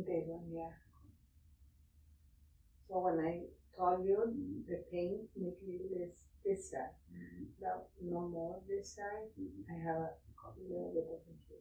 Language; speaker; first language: English; non-native, learner; Spanish